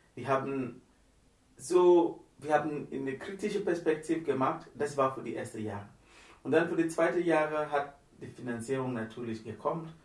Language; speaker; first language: German; non-native, learner; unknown